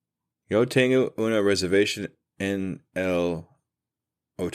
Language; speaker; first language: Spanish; non-native, learner; English